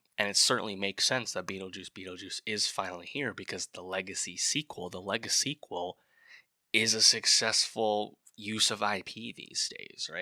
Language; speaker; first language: English; native; English